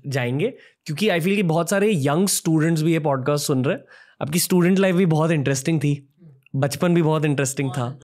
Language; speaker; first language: Hindi; native; Hindi